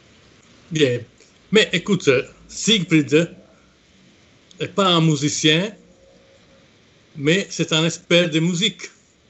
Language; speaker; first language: French; non-native, fluent; Italian